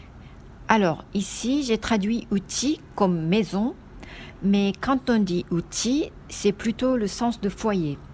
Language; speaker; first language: French; non-native, fluent; Japanese